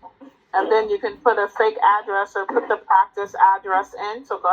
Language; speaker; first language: English; native; English